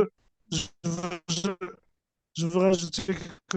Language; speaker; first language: French; non-native, learner; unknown